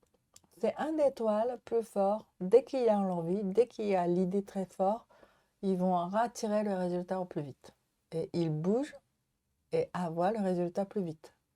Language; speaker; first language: French; non-native, learner; Japanese